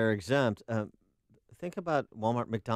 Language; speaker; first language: English; native; English